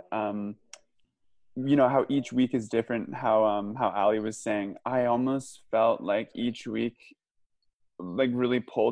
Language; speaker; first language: English; native; English